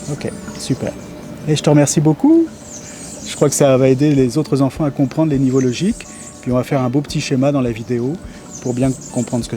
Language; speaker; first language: French; native; French